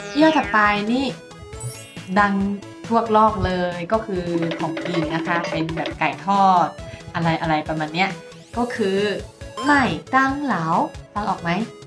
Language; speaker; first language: Thai; non-native, fluent; Chinese